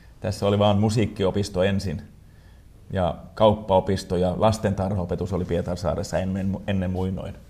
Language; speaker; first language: Finnish; non-native, local second language; Swedish